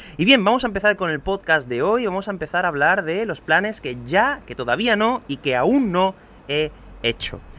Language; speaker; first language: Spanish; native; Spanish